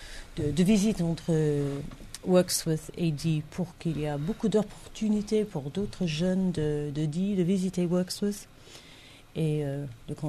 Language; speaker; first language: French; non-native, fluent; English